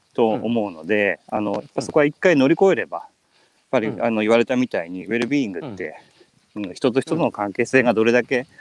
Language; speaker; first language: Japanese; native; Japanese